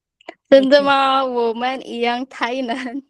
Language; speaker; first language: Chinese; non-native, learner; Filipino